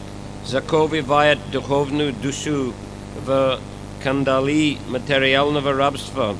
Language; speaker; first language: Russian; non-native, fluent; English